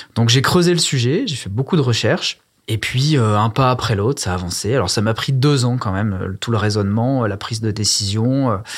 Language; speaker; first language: French; native; French